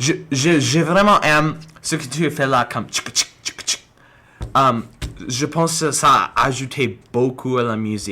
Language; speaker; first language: French; non-native, learner; English